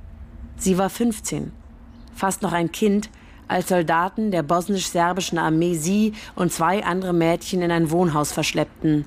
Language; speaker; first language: German; native; German